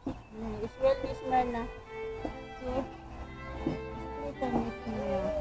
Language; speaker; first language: German; non-native, learner; Filipino